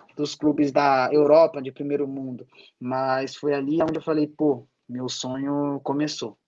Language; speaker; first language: Portuguese; native; Portuguese